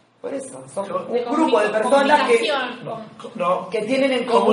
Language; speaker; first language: Spanish; native; Spanish